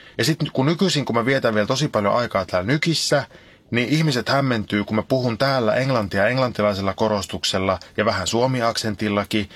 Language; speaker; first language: Finnish; native; Finnish